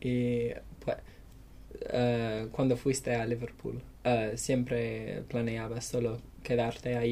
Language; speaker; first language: Spanish; non-native, learner; English